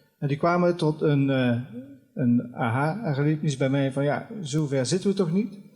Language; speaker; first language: Dutch; native; Dutch